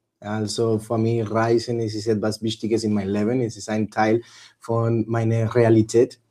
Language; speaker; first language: German; non-native, learner; Spanish